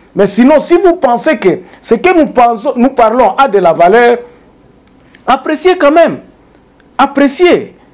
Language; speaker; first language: French; non-native, local second language; Swahili